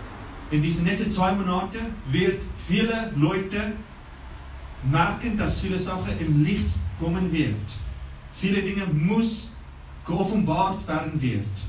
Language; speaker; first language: German; non-native, fluent; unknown